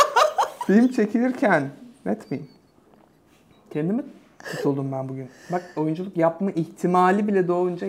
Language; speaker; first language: Turkish; native; Turkish